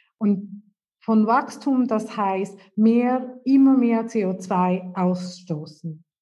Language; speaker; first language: German; non-native, fluent; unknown